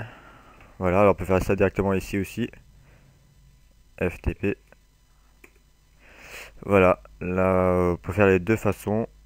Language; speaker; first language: French; native; French